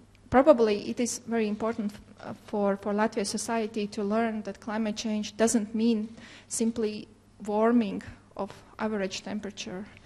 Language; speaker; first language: English; non-native, fluent; Latvian